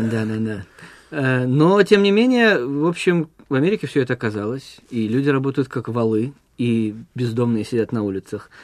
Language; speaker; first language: Russian; native; Russian